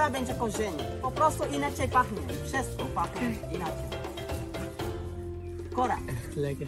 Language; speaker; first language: Polish; non-native, learner; Swahili